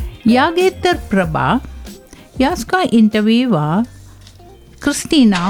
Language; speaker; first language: Swedish; non-native, learner; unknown